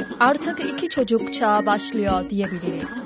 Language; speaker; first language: Turkish; non-native, fluent; Chinese